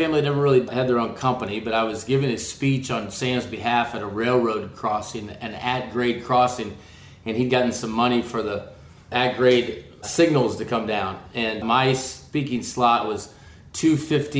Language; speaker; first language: English; native; English